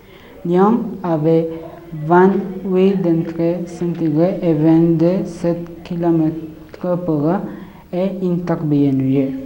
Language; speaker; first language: French; non-native, learner; Spanish